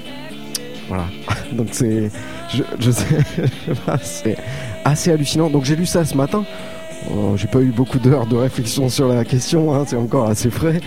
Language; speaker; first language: French; native; French